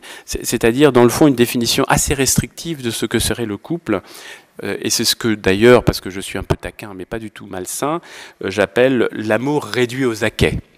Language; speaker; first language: French; native; French